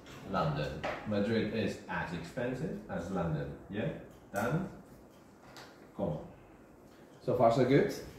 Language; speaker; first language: English; non-native, fluent; Spanish